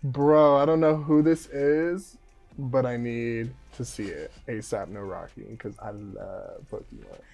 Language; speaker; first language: English; native; English